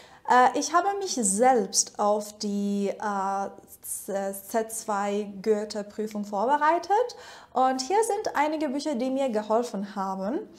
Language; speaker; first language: German; non-native, fluent; Persian